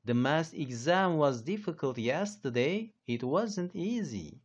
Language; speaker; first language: English; non-native, fluent; Turkish